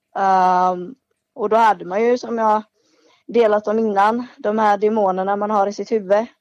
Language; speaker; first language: Swedish; native; Swedish